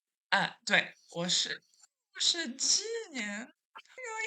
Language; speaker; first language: Chinese; non-native, learner; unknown